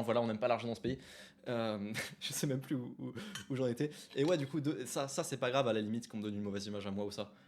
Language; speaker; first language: French; native; French